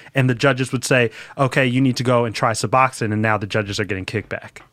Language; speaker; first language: English; native; English